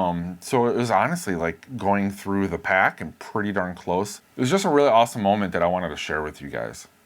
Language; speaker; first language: English; native; English